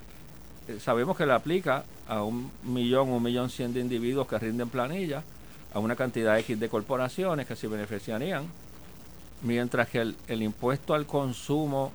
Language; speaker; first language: Spanish; native; Spanish